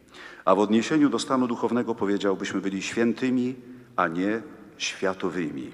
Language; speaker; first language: Polish; native; Polish